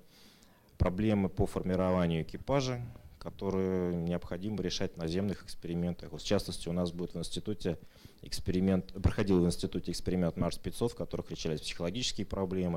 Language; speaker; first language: Russian; native; Russian